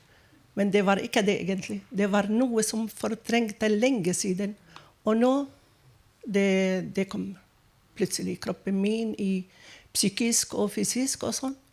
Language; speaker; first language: Norwegian; non-native, fluent; Arabic